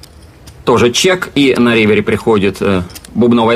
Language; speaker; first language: Russian; native; Russian